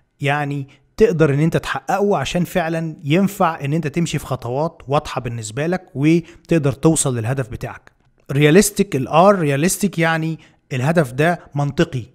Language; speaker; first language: Arabic; native; Arabic